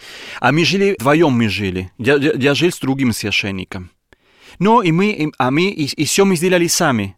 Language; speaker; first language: Russian; non-native, learner; Spanish